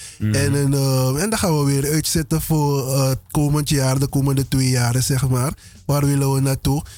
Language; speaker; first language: Dutch; native; Dutch